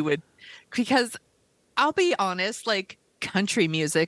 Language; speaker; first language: English; native; English